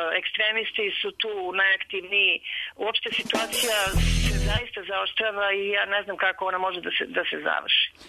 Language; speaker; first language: Serbian; native; Serbian